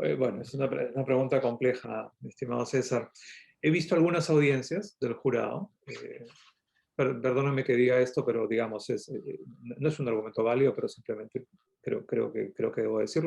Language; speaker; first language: Spanish; native; Spanish